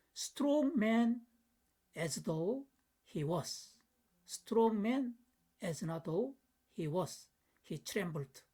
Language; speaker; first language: English; non-native, fluent; Korean